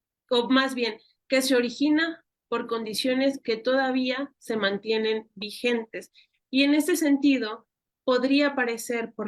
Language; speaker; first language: Spanish; native; Spanish